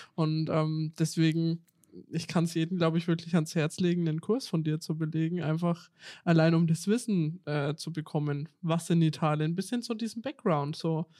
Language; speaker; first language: German; native; German